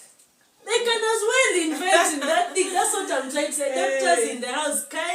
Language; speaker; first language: English; non-native, local second language; Swahili